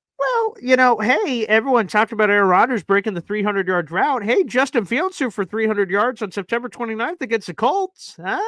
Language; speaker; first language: English; native; English